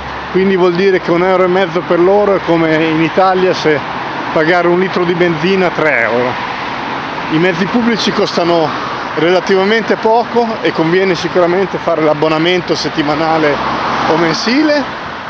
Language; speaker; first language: Italian; native; Italian